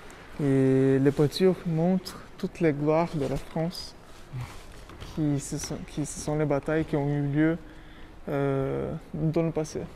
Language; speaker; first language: French; non-native, fluent; Portuguese